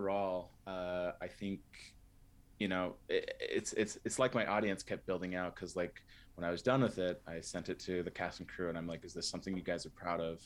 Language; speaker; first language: English; native; English